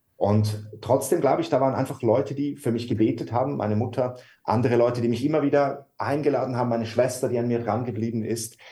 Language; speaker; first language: German; native; German